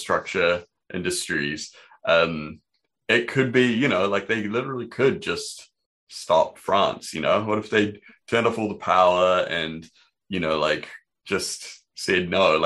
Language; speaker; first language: English; native; English